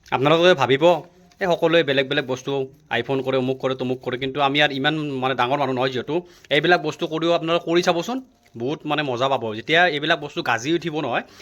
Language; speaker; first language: Assamese; native; Assamese